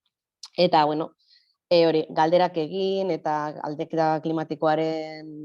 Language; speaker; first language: Basque; non-native, local second language; Spanish